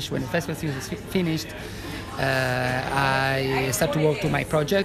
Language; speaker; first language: English; non-native, fluent; Italian